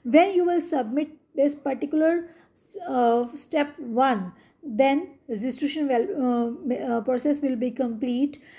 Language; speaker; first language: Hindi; non-native, local second language; Punjabi